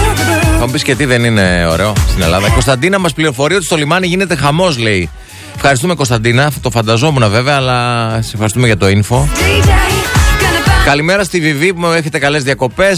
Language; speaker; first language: Greek; native; Greek